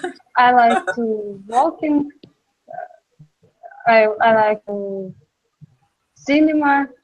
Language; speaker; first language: English; non-native, learner; Russian